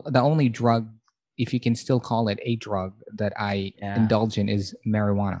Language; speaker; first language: English; non-native, local second language; Filipino